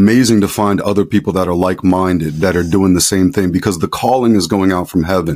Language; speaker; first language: English; native; English